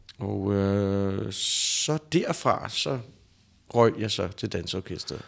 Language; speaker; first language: Danish; native; Danish